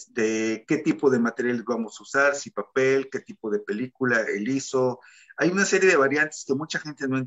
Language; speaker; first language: Spanish; native; Spanish